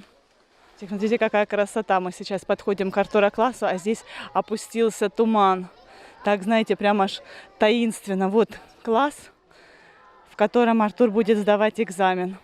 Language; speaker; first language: Russian; native; Russian